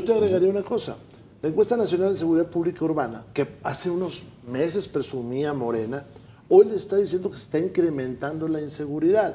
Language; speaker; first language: Spanish; native; Spanish